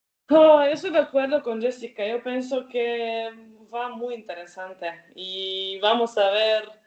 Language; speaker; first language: Spanish; non-native, learner; Croatian